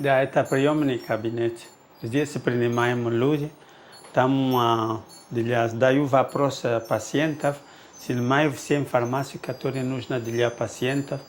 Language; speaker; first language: Russian; non-native, fluent; Portuguese